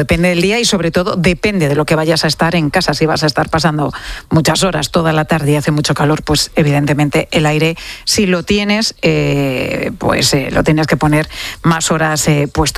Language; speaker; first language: Spanish; native; Spanish